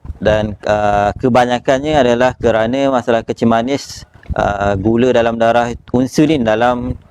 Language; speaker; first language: Malay; native; Malay